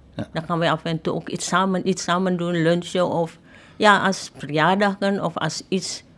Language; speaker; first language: Dutch; non-native, fluent; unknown